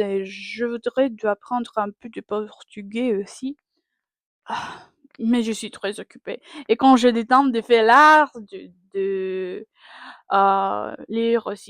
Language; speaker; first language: French; non-native, learner; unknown